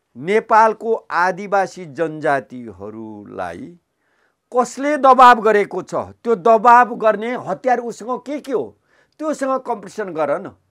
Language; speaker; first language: Nepali; non-native, local second language; Limbu